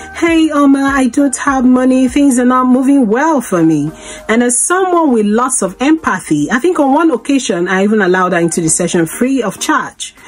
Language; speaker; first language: English; non-native, local second language; Igbo